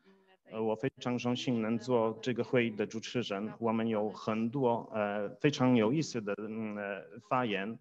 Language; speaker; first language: Chinese; non-native, fluent; Polish